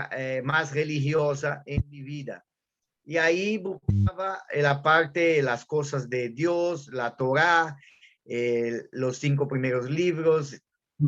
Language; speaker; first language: Spanish; non-native, learner; Portuguese